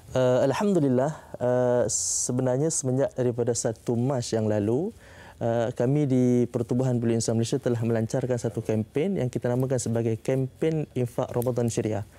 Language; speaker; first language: Malay; native; Malay